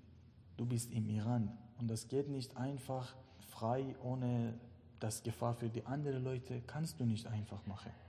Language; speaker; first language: German; non-native, learner; Persian